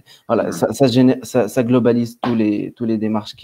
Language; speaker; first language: French; non-native, local second language; Arabic